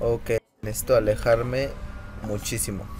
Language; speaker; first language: Spanish; native; Spanish